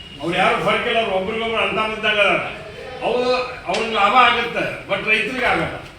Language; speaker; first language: Kannada; native; Kannada